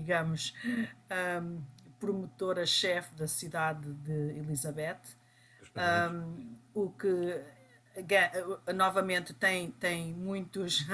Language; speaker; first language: Portuguese; early bilingual, other home language; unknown